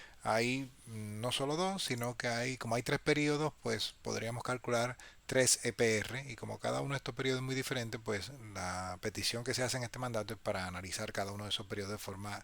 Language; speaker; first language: Spanish; native; Spanish